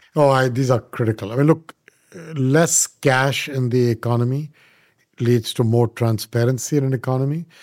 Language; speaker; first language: English; non-native, local second language; Punjabi